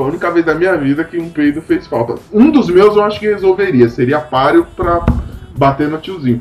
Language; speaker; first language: Portuguese; native; Portuguese